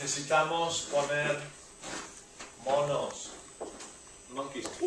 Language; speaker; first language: Spanish; non-native, fluent; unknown